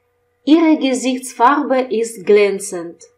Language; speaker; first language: German; non-native, fluent; Russian